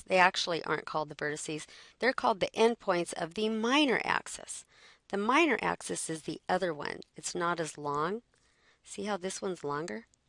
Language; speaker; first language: English; native; English